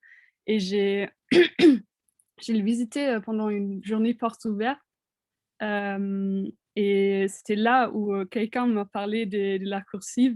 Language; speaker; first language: French; non-native, fluent; German